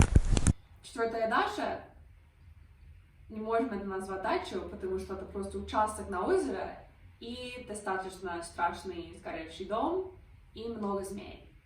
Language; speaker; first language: Russian; non-native, fluent; English